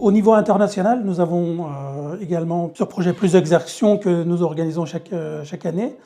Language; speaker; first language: French; early bilingual, other home language; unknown